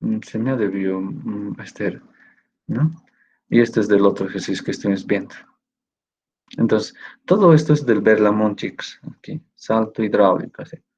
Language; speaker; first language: Spanish; native; Spanish